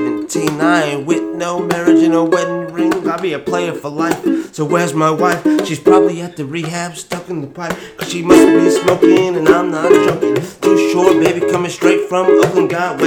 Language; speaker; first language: English; native; English